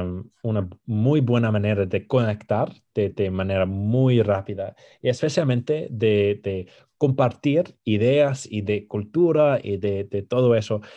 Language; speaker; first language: Spanish; non-native, fluent; English